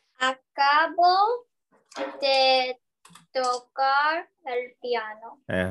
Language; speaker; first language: Spanish; non-native, learner; English